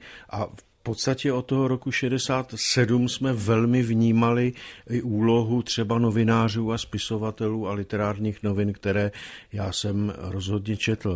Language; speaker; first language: Czech; native; Czech